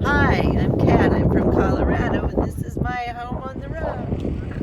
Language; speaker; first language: English; native; English